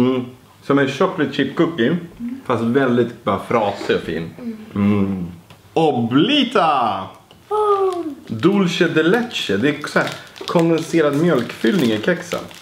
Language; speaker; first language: Swedish; native; Swedish